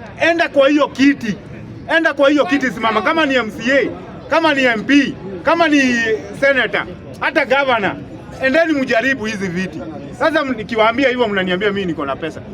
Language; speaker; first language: Swahili; non-native, local second language; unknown